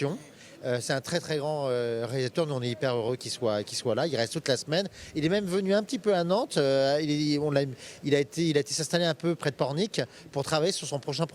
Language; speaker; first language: French; native; French